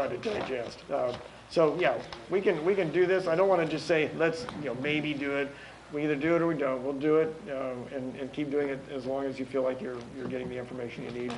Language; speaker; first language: English; native; English